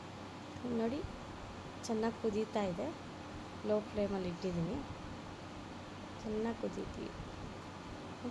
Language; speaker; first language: Kannada; native; Kannada